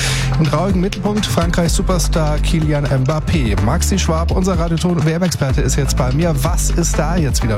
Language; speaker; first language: German; native; German